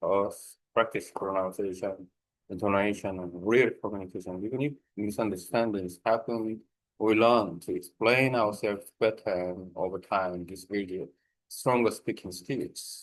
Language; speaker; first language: English; non-native, learner; Korean